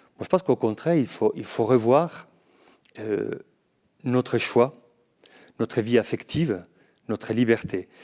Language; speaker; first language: French; non-native, fluent; Spanish